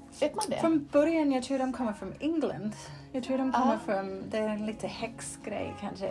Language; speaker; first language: Swedish; non-native, fluent; English